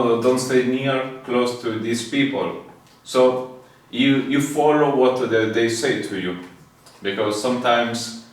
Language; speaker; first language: English; non-native, fluent; Italian